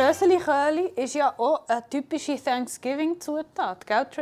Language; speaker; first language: German; native; German